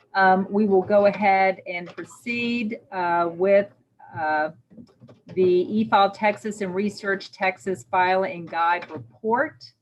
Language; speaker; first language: English; native; English